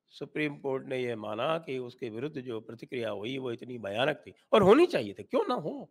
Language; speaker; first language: Hindi; native; Hindi